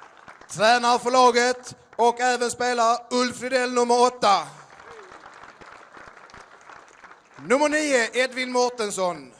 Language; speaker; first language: Swedish; native; Swedish